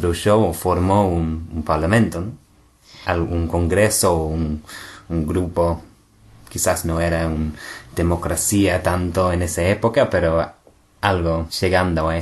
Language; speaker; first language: Spanish; non-native, fluent; English